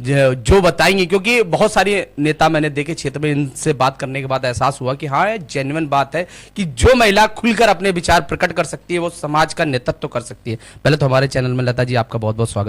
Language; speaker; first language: Hindi; native; Hindi